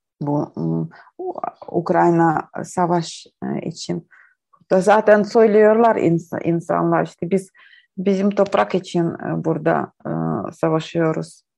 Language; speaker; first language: Turkish; non-native, learner; Ukrainian